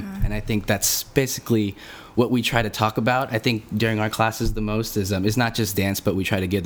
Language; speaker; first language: English; native; English